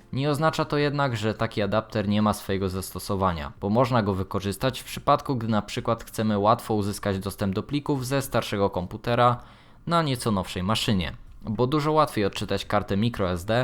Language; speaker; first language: Polish; native; Polish